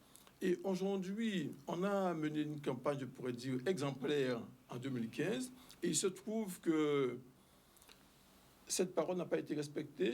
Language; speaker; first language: French; native; French